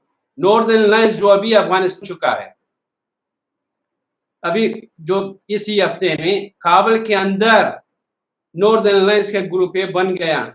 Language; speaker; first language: Hindi; non-native, learner; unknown